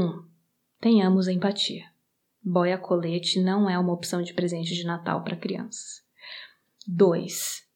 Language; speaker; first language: Portuguese; native; Portuguese